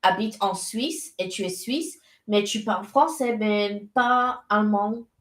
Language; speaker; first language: French; non-native, learner; English